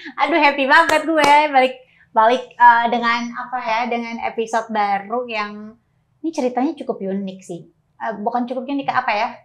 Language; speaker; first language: Indonesian; native; Indonesian